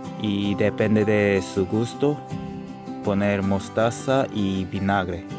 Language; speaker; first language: Spanish; non-native, learner; Korean